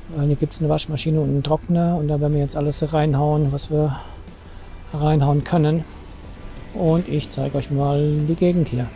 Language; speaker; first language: German; native; German